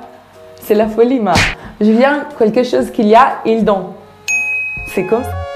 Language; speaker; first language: French; non-native, learner; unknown